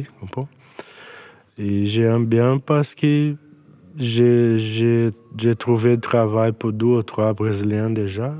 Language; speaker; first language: French; non-native, learner; Portuguese